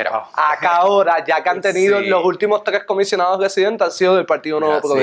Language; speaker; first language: Spanish; native; Spanish